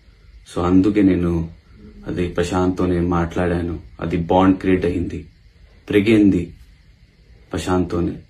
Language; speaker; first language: Telugu; non-native, local second language; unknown